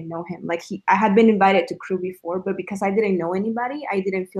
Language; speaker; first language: English; non-native, fluent; Spanish